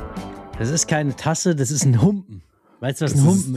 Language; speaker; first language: German; native; German